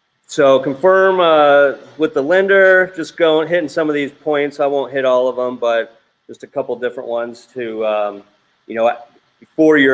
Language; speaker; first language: English; native; English